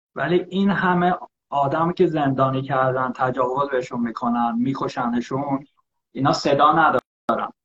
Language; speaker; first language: Persian; early bilingual, heritage; Persian